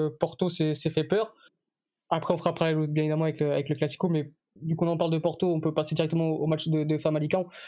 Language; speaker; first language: French; native; French